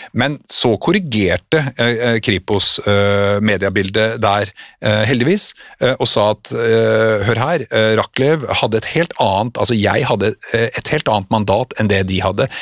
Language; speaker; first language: Norwegian; native; Norwegian